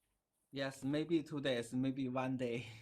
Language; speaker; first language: English; non-native, learner; Chinese